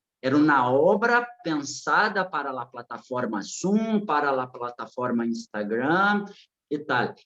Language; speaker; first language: Spanish; non-native, fluent; Portuguese